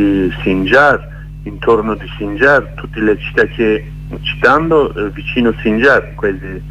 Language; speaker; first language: Italian; non-native, learner; Kurdish